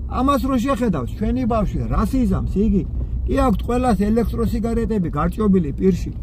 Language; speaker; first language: Georgian; native; Georgian